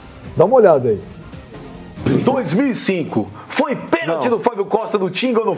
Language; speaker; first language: Portuguese; native; Portuguese